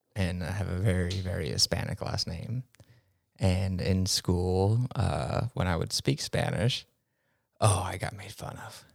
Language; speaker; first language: English; early bilingual, other home language; Spanish